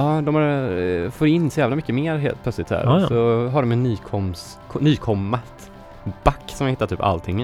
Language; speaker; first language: Swedish; native; Swedish